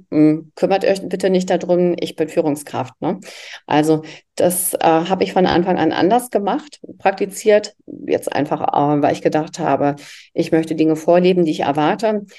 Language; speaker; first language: German; early bilingual, other home language; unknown